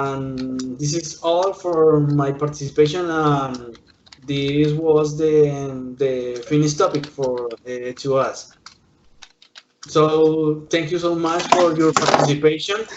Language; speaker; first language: English; non-native, learner; Spanish